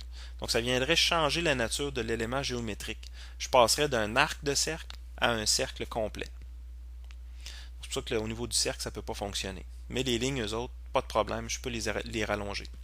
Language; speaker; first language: French; native; French